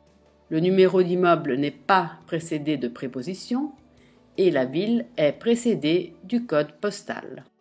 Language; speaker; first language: French; non-native, fluent; Italian